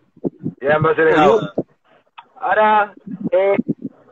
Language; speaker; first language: English; non-native, learner; Spanish